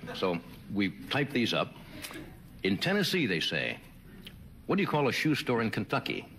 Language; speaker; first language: English; native; English